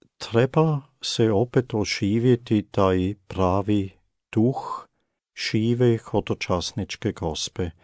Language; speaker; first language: Croatian; non-native, fluent; German